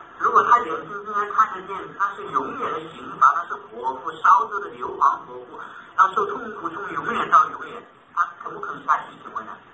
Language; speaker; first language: Chinese; native; Chinese